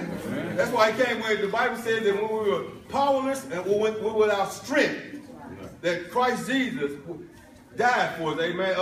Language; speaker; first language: English; native; English